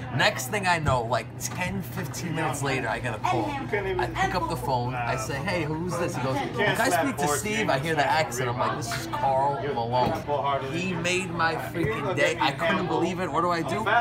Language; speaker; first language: English; native; English